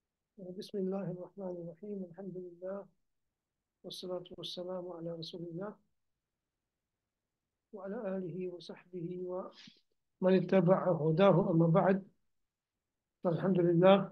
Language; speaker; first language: Arabic; non-native, fluent; English